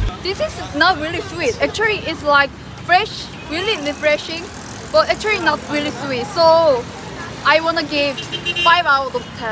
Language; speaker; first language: English; non-native, learner; Korean